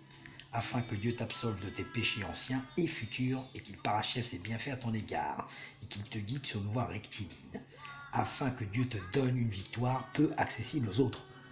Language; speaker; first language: French; native; French